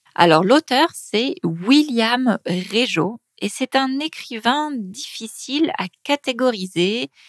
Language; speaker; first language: French; native; French